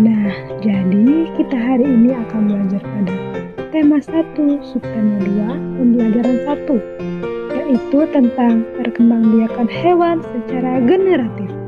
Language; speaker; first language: Indonesian; native; Indonesian